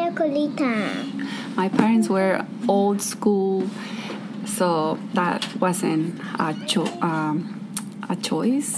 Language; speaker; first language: English; non-native, fluent; Spanish